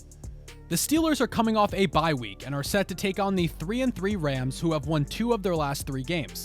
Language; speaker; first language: English; native; English